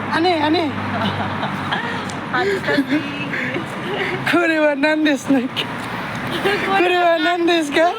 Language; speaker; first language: Japanese; non-native, learner; Nepali